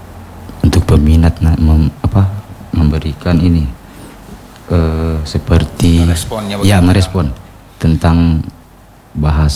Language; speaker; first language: Indonesian; non-native, local second language; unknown